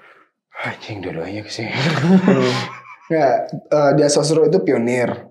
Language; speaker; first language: Indonesian; native; Indonesian